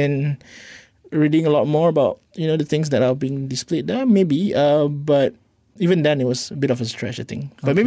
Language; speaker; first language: English; non-native, local second language; Malay